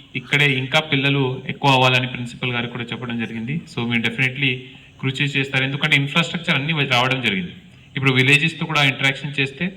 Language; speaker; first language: Telugu; non-native, fluent; Marathi